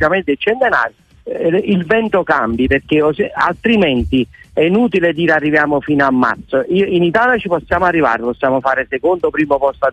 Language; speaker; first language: Italian; native; Italian